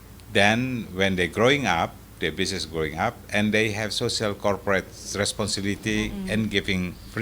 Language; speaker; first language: English; non-native, fluent; Indonesian